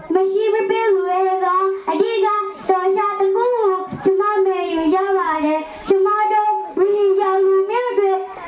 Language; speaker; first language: Burmese; non-native, local second language; Rohingya